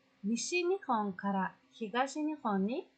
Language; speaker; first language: Japanese; non-native, fluent; Mongolian